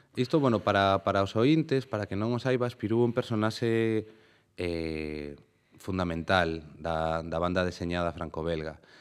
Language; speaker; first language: Galician; native; Galician